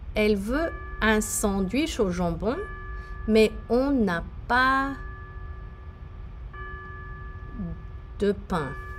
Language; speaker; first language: French; non-native, fluent; English